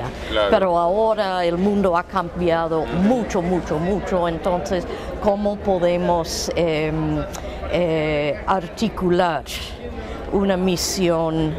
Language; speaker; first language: Spanish; non-native, fluent; English